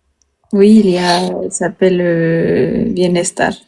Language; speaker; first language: French; non-native, learner; Spanish